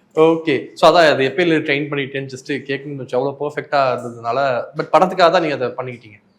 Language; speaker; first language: Tamil; native; Tamil